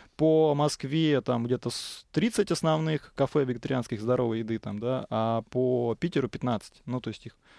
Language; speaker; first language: Russian; native; Russian